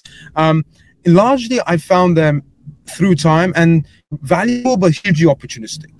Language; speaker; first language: English; native; English